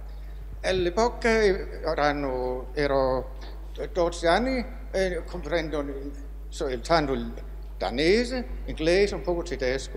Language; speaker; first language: Italian; non-native, fluent; Danish